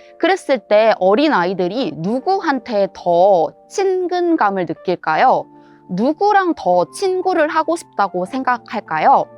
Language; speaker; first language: Korean; native; Korean